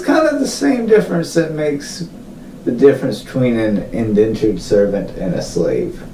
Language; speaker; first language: English; native; English